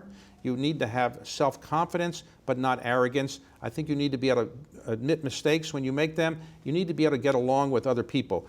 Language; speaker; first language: English; native; English